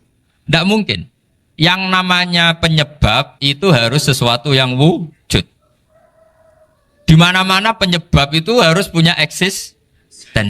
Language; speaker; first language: Indonesian; non-native, local second language; Javanese